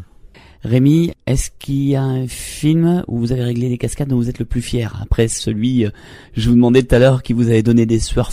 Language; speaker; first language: French; native; French